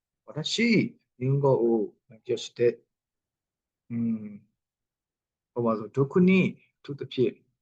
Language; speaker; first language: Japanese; non-native, learner; Burmese